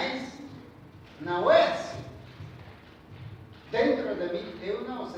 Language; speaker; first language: Portuguese; non-native, learner; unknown